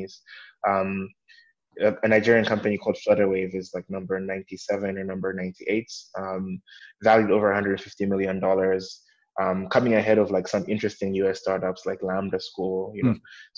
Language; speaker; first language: English; non-native, local second language; Nyanja